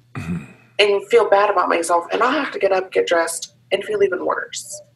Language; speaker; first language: English; native; English